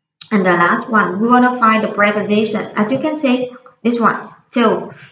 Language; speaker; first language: English; non-native, fluent; Vietnamese